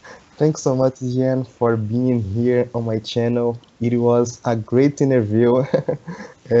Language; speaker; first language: English; non-native, learner; Portuguese